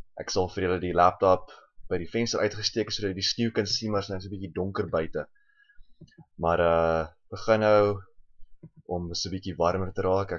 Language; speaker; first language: Afrikaans; early bilingual, heritage; Afrikaans